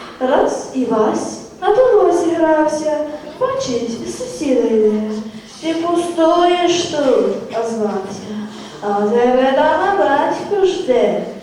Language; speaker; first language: Ukrainian; native; Ukrainian